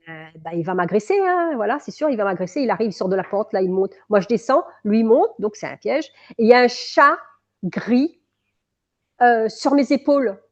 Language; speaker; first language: French; native; French